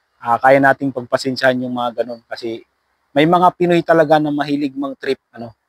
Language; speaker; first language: Filipino; native; Filipino